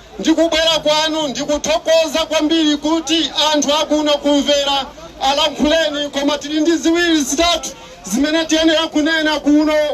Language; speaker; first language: Nyanja; native; Nyanja